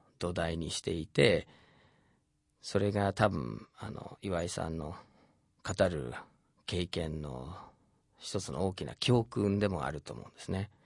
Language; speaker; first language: Japanese; non-native, fluent; English